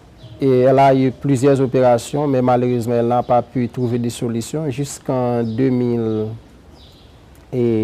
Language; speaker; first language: French; non-native, local second language; Haitian Creole